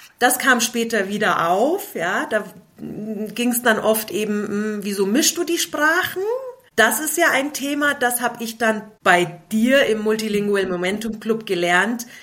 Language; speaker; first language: German; native; German